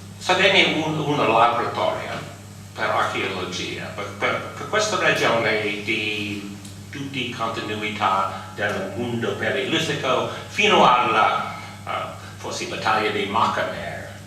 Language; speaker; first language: Italian; non-native, fluent; English